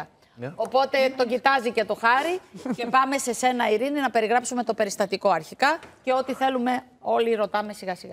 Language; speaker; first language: Greek; native; Greek